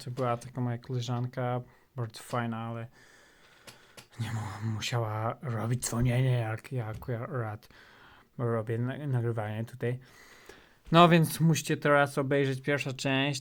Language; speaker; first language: Polish; non-native, learner; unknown